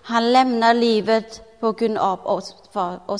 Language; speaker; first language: Swedish; non-native, learner; Thai